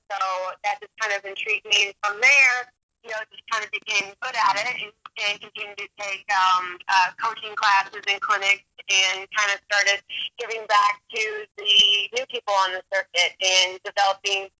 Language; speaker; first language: English; native; English